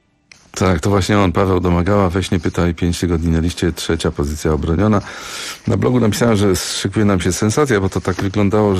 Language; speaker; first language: Polish; native; Polish